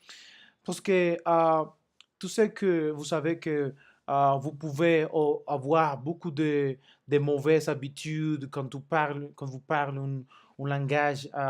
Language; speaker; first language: French; non-native, learner; Spanish